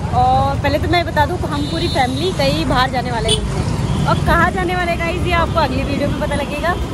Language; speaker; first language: Hindi; native; Hindi